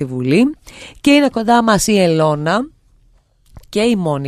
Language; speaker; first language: Greek; native; Greek